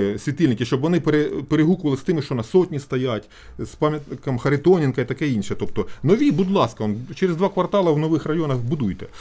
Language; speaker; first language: Ukrainian; native; Ukrainian